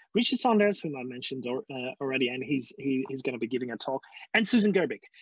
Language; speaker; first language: English; non-native, fluent; Hungarian